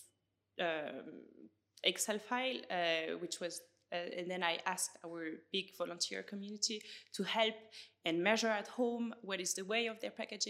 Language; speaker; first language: English; non-native, fluent; French